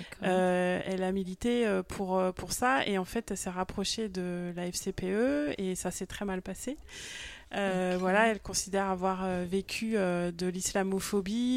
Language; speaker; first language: French; native; French